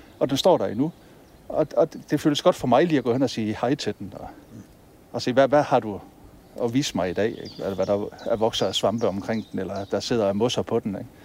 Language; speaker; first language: Danish; native; Danish